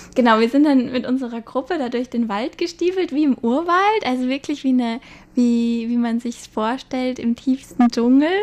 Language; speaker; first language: German; native; German